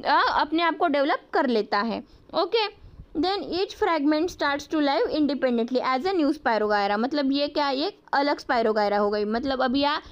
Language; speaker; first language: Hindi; non-native, local second language; Marathi